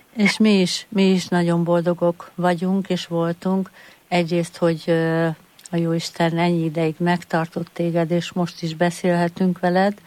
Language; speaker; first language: Hungarian; native; Hungarian